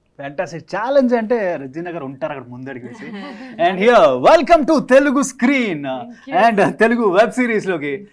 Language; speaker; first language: Telugu; native; Telugu